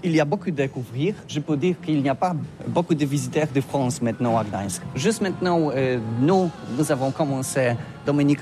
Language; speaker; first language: French; non-native, learner; Polish